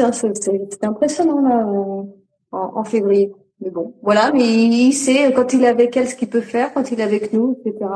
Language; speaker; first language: French; native; French